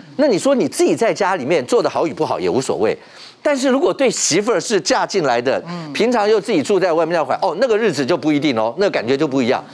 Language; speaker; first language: Chinese; native; Chinese